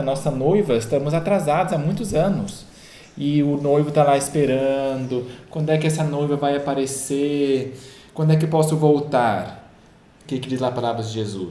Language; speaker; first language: Portuguese; native; Portuguese